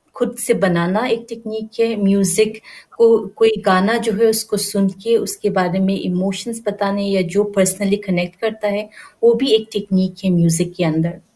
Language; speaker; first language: Hindi; non-native, local second language; Garo